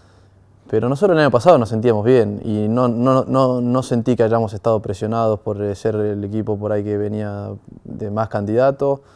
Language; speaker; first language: Spanish; native; Spanish